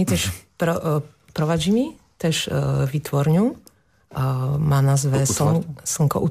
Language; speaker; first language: Polish; non-native, learner; Slovak